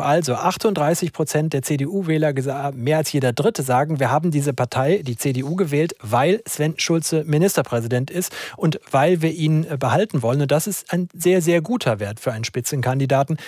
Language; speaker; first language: German; native; German